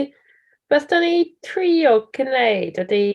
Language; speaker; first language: Welsh; non-native, learner; English